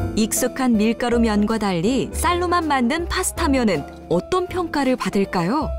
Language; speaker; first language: Korean; native; Korean